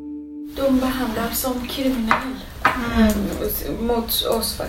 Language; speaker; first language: Swedish; non-native, learner; Persian